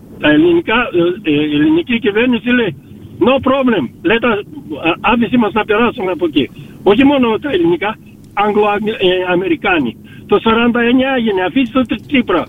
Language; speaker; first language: Greek; early bilingual, heritage; Greek